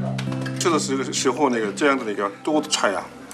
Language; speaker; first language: Chinese; non-native, learner; Korean